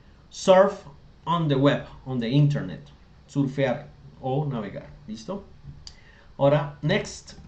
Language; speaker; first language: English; non-native, fluent; Spanish